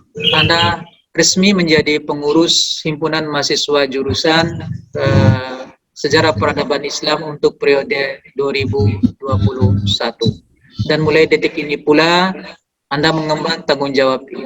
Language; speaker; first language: Malay; native; Malay